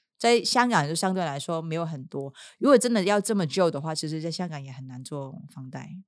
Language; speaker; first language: Chinese; non-native, local second language; Cantonese